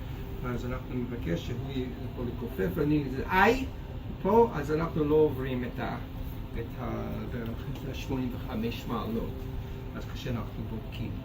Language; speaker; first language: Hebrew; non-native, fluent; English